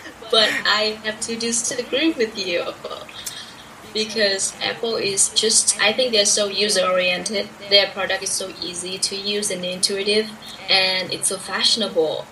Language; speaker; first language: English; non-native, fluent; Vietnamese